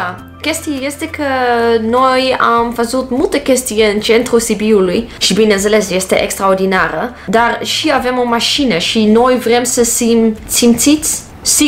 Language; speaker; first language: Romanian; non-native, learner; Dutch